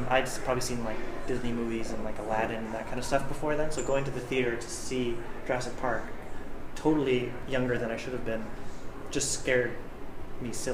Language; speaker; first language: English; native; English